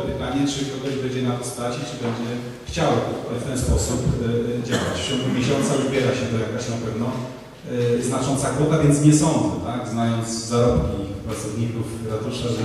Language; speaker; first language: Polish; native; Polish